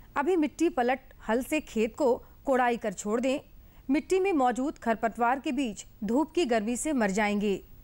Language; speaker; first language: Hindi; native; Hindi